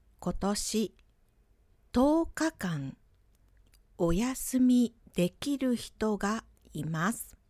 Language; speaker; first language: Japanese; native; Japanese